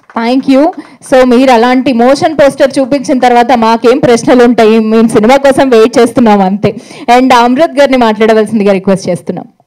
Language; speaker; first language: Telugu; native; Telugu